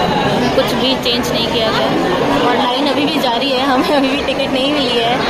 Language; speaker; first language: Hindi; native; Hindi